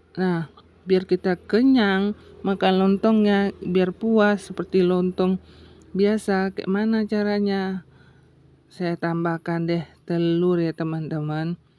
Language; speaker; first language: Indonesian; non-native, local second language; Buginese